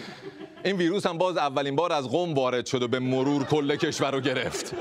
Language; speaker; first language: Persian; native; Persian